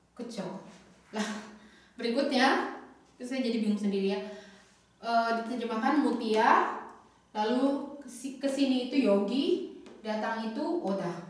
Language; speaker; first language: Indonesian; native; Indonesian